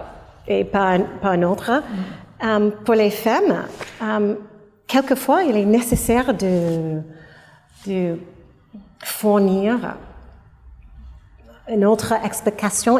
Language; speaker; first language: French; non-native, fluent; English